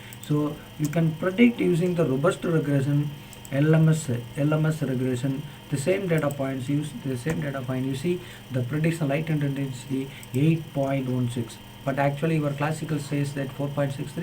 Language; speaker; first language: English; non-native, local second language; Tamil